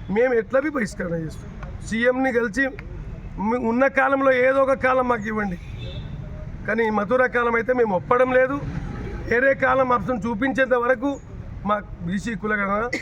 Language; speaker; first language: Telugu; non-native, local second language; Lambadi